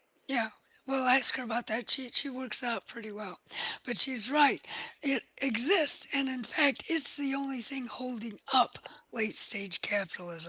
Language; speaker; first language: English; native; English